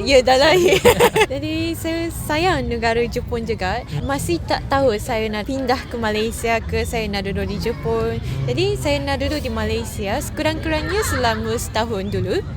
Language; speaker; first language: Malay; non-native, fluent; Japanese